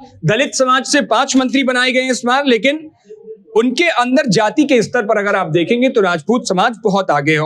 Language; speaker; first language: Hindi; native; Hindi